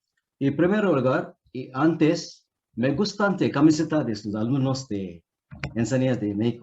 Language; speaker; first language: Spanish; non-native, learner; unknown